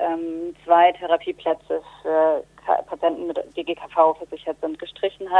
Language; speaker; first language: German; native; German